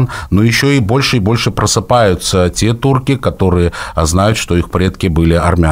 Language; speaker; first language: Russian; native; Russian